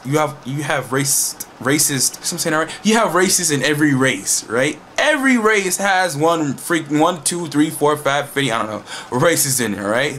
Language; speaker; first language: English; native; English